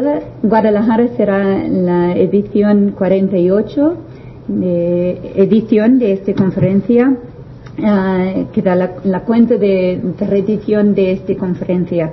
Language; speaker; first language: Spanish; non-native, learner; English